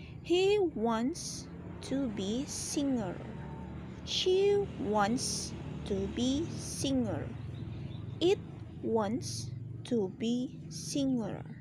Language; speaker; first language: English; non-native, fluent; Indonesian